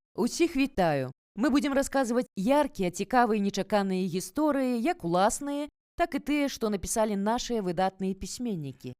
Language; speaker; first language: Belarusian; native; Belarusian